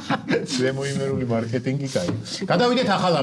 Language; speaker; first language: Georgian; native; Georgian